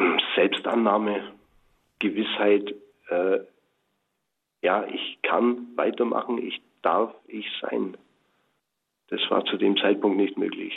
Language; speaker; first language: German; native; German